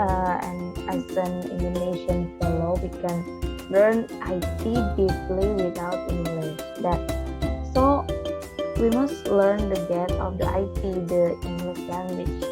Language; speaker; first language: English; non-native, learner; Indonesian